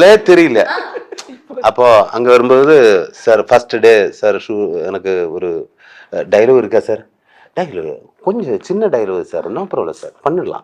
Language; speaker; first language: Tamil; non-native, learner; Malayalam